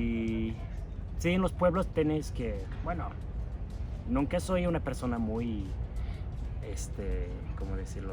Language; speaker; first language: Spanish; non-native, fluent; English